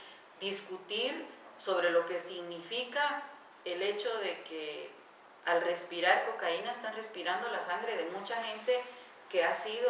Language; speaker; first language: Spanish; native; Spanish